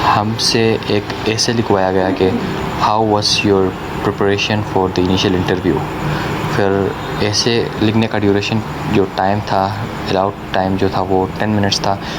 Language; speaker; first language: Urdu; non-native, local second language; Khowar